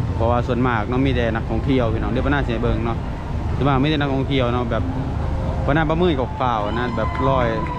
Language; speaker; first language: Thai; native; Thai